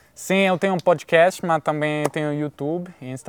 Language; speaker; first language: Portuguese; non-native, fluent; Italian